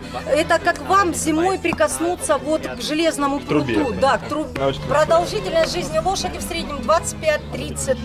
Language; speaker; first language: Russian; native; Russian